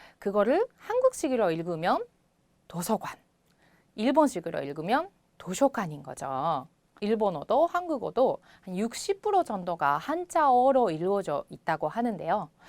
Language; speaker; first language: Korean; non-native, fluent; Japanese